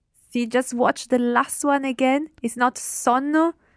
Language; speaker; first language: English; non-native, fluent; Italian